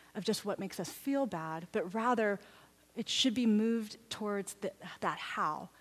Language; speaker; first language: English; native; English